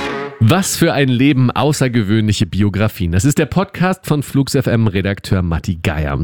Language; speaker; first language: German; native; German